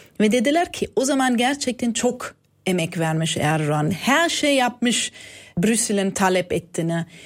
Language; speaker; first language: Turkish; non-native, fluent; German